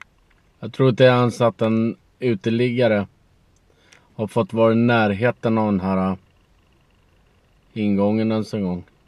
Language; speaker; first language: Swedish; native; Swedish